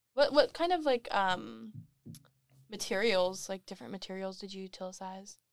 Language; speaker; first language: English; native; English